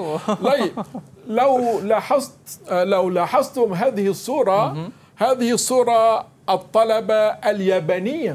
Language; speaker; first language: Arabic; non-native, fluent; Malay